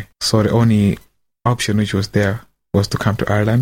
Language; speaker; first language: English; non-native, local second language; Kinyarwanda